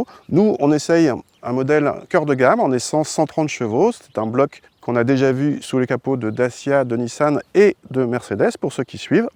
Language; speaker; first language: French; native; French